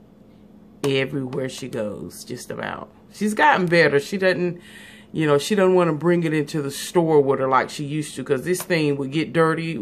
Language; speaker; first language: English; native; English